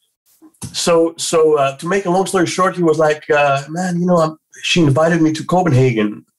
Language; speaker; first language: English; non-native, fluent; Greek